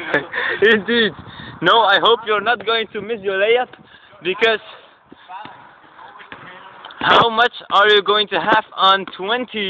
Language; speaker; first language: English; non-native, learner; Dutch